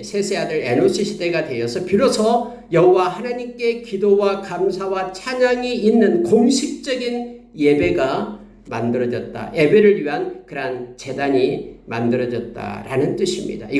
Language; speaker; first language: Korean; native; Korean